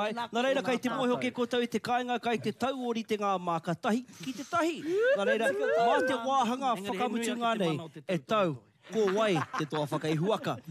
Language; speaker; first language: Māori; non-native, local second language; English